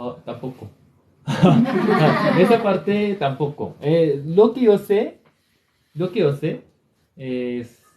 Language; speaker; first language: Spanish; non-native, learner; Korean